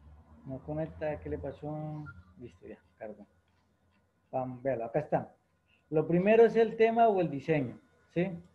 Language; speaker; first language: Spanish; native; Spanish